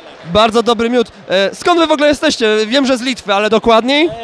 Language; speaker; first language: Polish; native; Polish